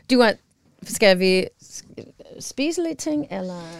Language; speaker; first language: Danish; non-native, learner; English